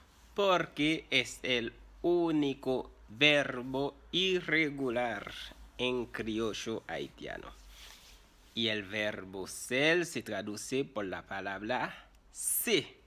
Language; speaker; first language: Spanish; non-native, fluent; Haitian Creole